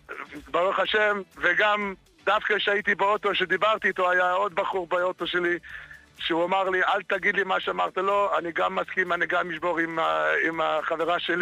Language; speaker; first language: Hebrew; non-native, fluent; English